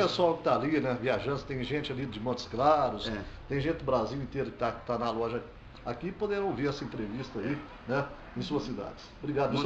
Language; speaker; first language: Portuguese; native; Portuguese